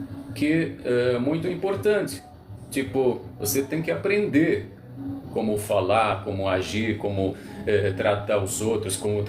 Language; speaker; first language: Portuguese; non-native, local second language; Arabic